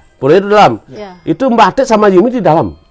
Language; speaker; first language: Indonesian; native; Indonesian